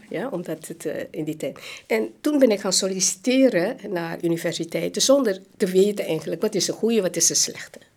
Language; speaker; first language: Dutch; non-native, local second language; Hakka Chinese